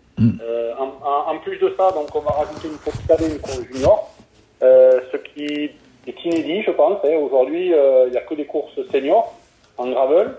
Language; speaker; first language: French; native; French